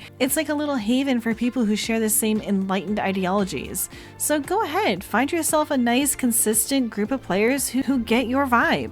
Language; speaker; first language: English; native; English